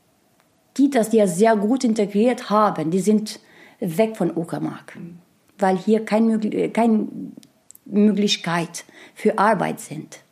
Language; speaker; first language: German; non-native, learner; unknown